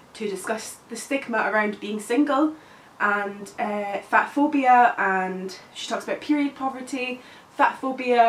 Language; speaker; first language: English; native; English